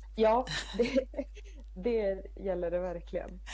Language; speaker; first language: Swedish; native; Swedish